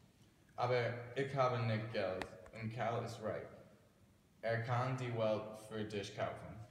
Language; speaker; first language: German; non-native, learner; English